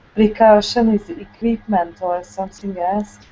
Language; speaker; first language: English; non-native, learner; Hungarian